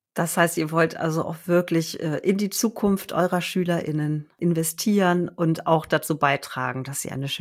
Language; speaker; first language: German; native; German